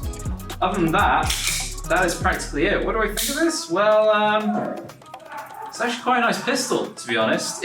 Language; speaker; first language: English; native; English